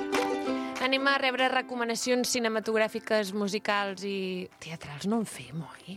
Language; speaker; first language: Catalan; native; Catalan